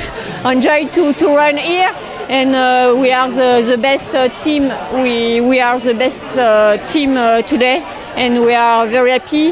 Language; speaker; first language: English; non-native, learner; French